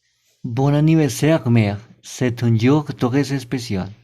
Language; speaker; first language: French; non-native, learner; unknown